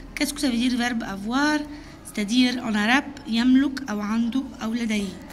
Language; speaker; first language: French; non-native, fluent; Arabic